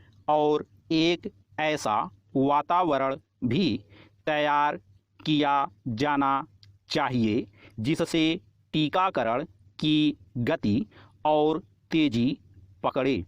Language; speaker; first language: Hindi; native; Hindi